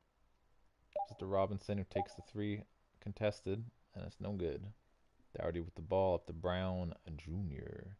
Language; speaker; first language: English; native; English